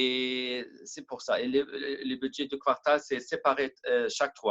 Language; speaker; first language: French; non-native, learner; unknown